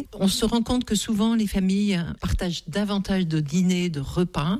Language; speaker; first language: French; native; French